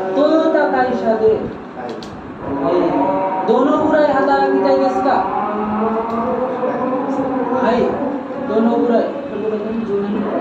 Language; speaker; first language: Japanese; non-native, learner; Bangla